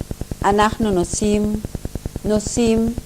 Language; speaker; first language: Hebrew; non-native, fluent; German